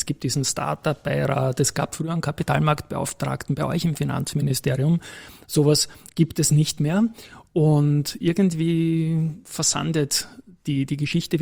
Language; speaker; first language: German; native; German